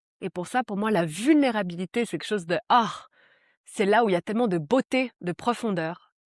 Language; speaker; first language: French; early bilingual, other home language; Portuguese